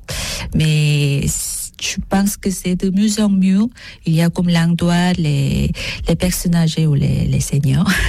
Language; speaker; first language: French; non-native, learner; Korean